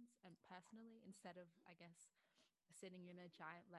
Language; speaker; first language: English; native; English